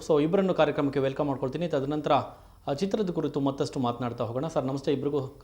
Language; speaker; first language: Kannada; native; Kannada